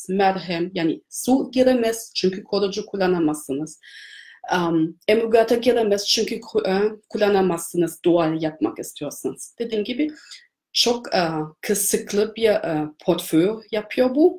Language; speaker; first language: Turkish; non-native, fluent; German